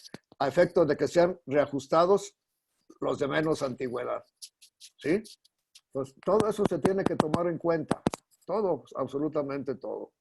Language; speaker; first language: Spanish; native; Spanish